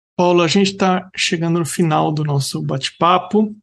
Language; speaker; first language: Portuguese; native; Portuguese